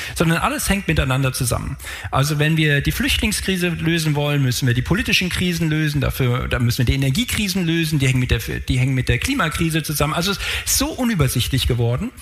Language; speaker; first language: German; native; German